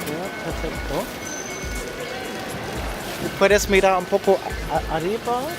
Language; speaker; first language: Spanish; non-native, learner; German